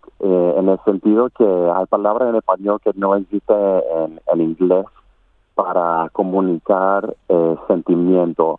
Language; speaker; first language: Spanish; non-native, learner; English